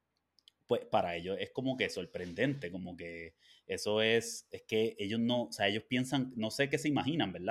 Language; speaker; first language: Spanish; native; Spanish